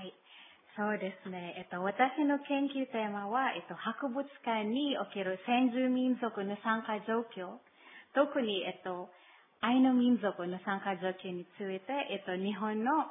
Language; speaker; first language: Japanese; non-native, learner; Filipino